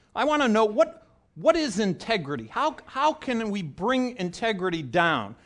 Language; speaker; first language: English; native; English